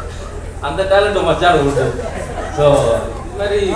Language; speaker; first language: Tamil; native; Tamil